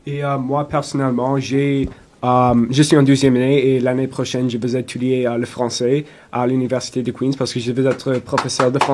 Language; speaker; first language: French; non-native, local second language; English